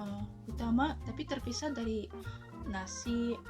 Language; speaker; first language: Indonesian; non-native, fluent; Russian